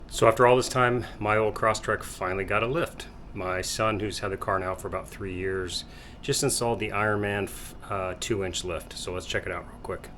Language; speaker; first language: English; native; English